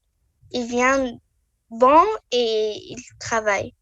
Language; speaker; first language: French; non-native, learner; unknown